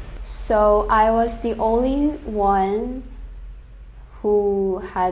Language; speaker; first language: English; native; English